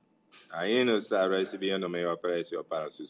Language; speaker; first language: Portuguese; non-native, learner; English